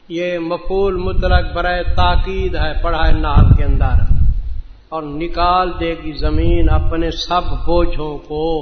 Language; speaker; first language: Urdu; native; Urdu